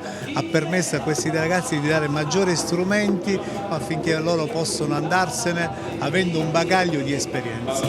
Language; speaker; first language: Italian; native; Italian